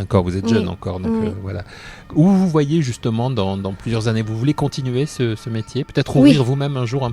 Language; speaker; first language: French; native; French